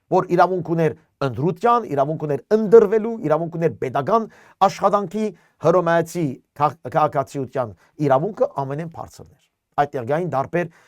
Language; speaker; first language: Armenian; native; Armenian